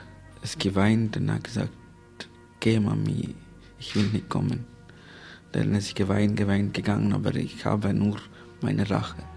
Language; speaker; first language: German; non-native, learner; Tamil